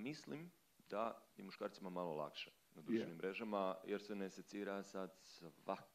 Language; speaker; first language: Croatian; native; Croatian